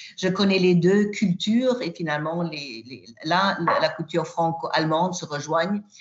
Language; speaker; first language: French; non-native, fluent; Swedish